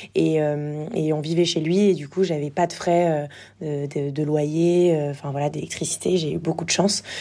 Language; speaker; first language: French; native; French